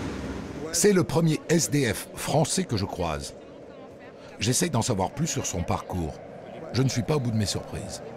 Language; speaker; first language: French; native; French